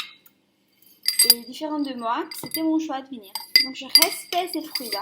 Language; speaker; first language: French; non-native, fluent; Portuguese